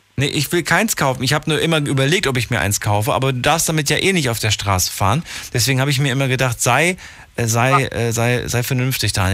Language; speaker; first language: German; native; German